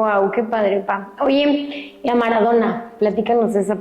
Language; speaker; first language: Spanish; native; Spanish